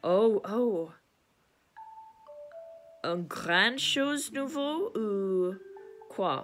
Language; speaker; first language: French; non-native, learner; English